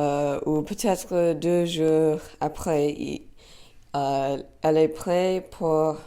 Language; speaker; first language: French; non-native, learner; English